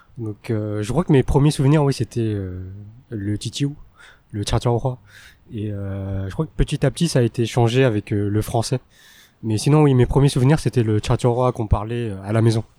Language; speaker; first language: French; early bilingual, other home language; Min Nan Chinese